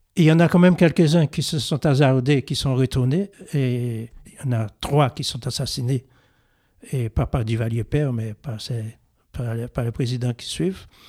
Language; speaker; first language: French; non-native, local second language; Haitian Creole